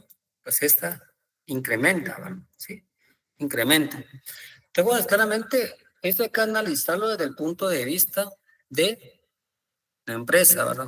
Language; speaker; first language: Spanish; native; Spanish